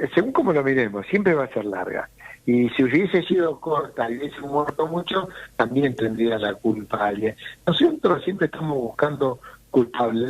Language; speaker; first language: Spanish; native; Spanish